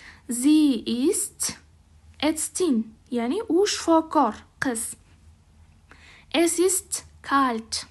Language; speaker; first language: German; non-native, fluent; Uzbek